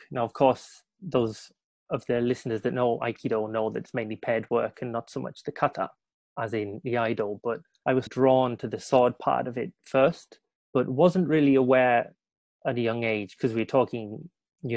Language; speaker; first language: English; native; English